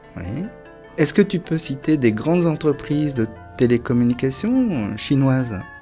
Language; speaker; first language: French; native; French